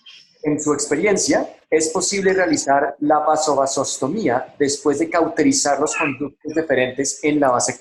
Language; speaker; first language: Spanish; native; Spanish